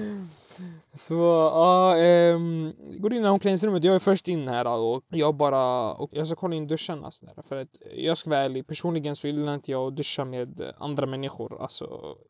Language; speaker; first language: Swedish; early bilingual, other home language; Arabic